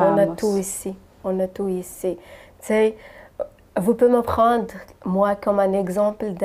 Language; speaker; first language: French; non-native, local second language; Arabic